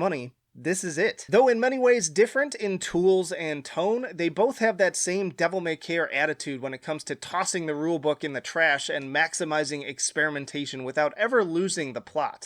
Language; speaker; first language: English; native; English